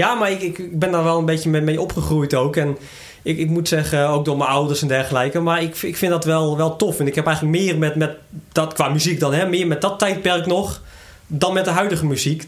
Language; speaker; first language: Dutch; native; Dutch